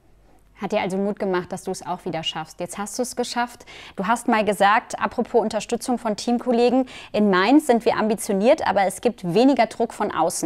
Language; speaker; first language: German; native; German